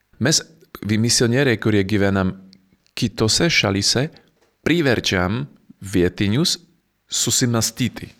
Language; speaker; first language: Lithuanian; non-native, fluent; Slovak